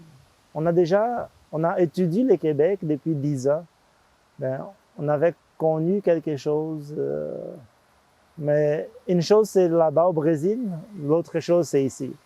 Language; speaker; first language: French; non-native, fluent; Portuguese